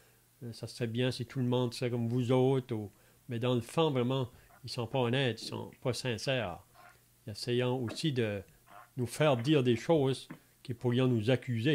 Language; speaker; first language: French; native; French